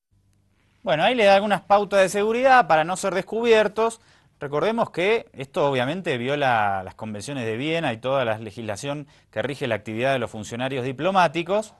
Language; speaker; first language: Spanish; native; Spanish